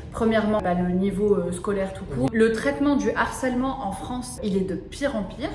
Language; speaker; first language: French; early bilingual, other home language; Arabic